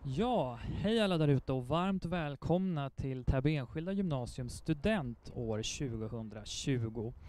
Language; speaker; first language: Swedish; native; Swedish